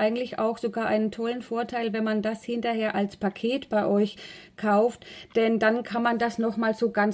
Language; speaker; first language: German; native; German